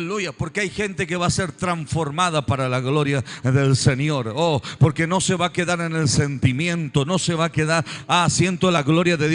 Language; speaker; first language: Spanish; native; Spanish